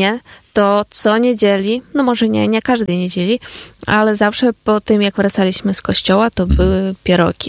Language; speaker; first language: Polish; non-native, fluent; Ukrainian